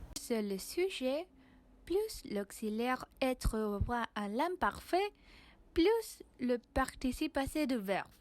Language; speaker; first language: French; non-native, learner; Spanish